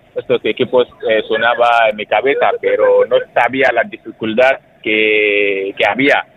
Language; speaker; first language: Spanish; non-native, fluent; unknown